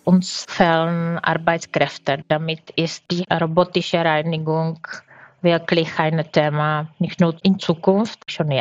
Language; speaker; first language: German; non-native, fluent; Czech